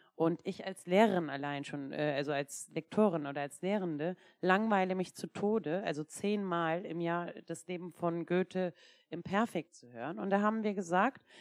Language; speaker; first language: German; non-native, fluent; Turkish